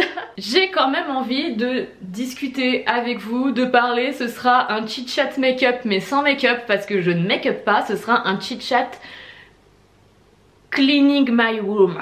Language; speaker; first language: French; native; French